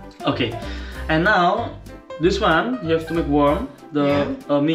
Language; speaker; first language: English; non-native, learner; Indonesian